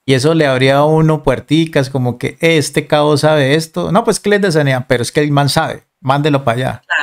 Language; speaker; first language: Spanish; native; Spanish